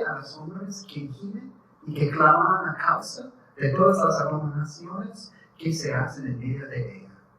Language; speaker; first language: Spanish; non-native, learner; English